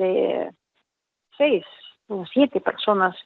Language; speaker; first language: Spanish; non-native, fluent; Russian